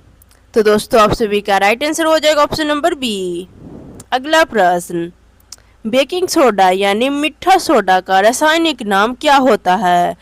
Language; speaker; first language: Hindi; native; Hindi